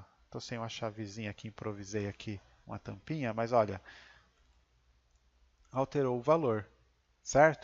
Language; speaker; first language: Portuguese; native; Portuguese